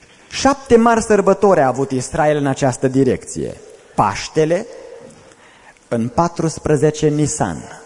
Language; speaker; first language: Romanian; native; Romanian